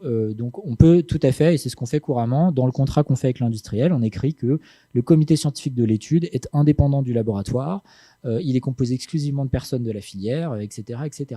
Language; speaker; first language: French; native; French